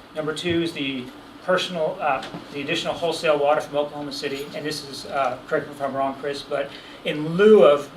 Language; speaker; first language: English; native; English